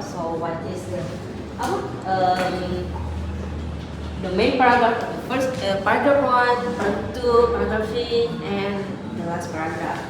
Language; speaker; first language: English; non-native, learner; Indonesian